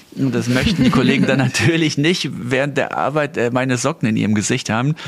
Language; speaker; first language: German; native; German